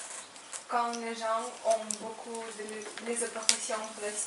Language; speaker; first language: French; non-native, learner; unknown